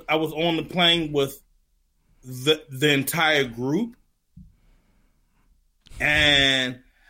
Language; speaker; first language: English; native; English